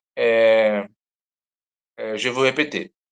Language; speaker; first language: French; non-native, learner; Portuguese